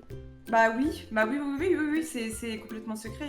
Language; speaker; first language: French; native; French